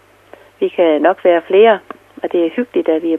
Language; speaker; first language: Danish; native; Danish